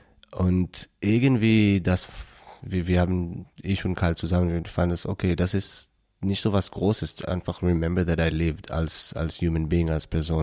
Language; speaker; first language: German; non-native, learner; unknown